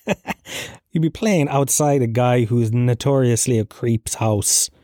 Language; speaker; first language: English; native; English